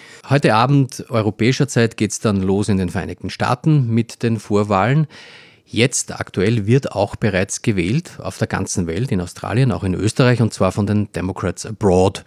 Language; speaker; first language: German; native; German